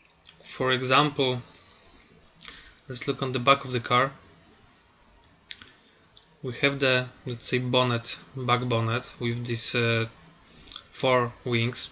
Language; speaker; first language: English; non-native, fluent; Polish